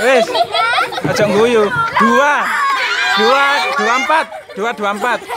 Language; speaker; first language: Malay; non-native, local second language; Javanese